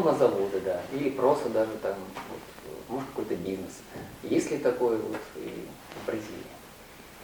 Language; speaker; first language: Russian; non-native, learner; Korean